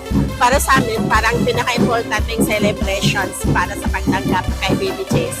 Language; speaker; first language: Filipino; non-native, local second language; Cebuano